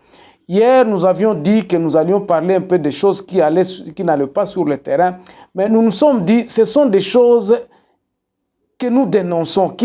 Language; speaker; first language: French; non-native, local second language; Lingala